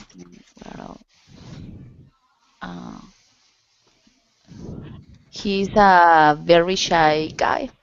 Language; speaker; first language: English; non-native, learner; Spanish